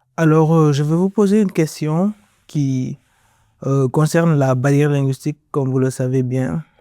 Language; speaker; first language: French; native; French